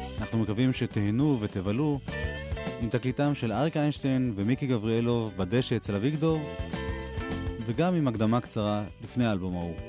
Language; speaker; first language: Hebrew; native; Hebrew